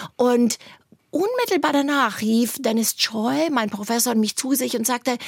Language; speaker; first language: German; native; German